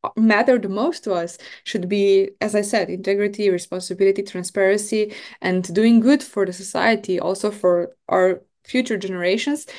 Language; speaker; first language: English; non-native, fluent; Slovenian